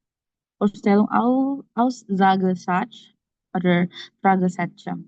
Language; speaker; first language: German; non-native, learner; Indonesian